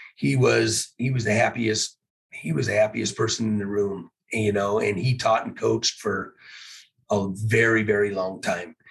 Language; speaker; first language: English; native; English